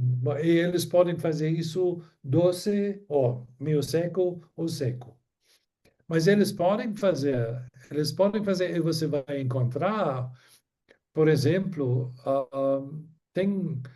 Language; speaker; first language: Portuguese; non-native, fluent; German